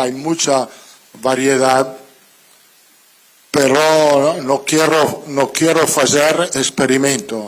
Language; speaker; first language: Spanish; non-native, fluent; Italian